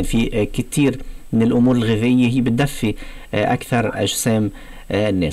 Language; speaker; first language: Arabic; native; Arabic